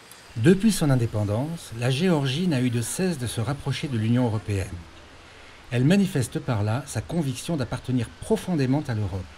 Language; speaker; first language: French; native; French